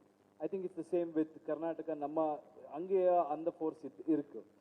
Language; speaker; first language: Tamil; non-native, learner; Kannada